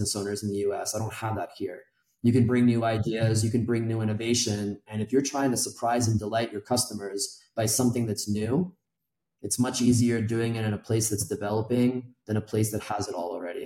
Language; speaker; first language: English; native; English